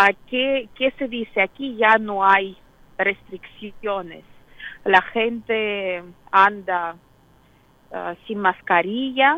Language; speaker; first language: Spanish; non-native, fluent; Russian